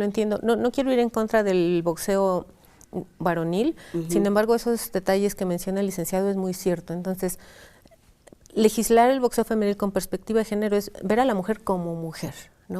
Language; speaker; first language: Spanish; native; Spanish